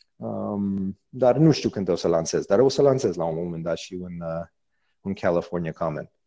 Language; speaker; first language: Romanian; early bilingual, heritage; Romanian